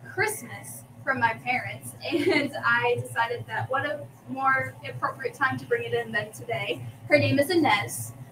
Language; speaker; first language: English; native; English